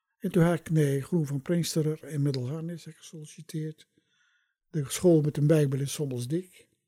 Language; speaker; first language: Dutch; native; Dutch